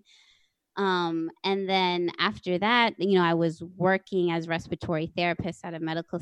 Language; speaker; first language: English; native; English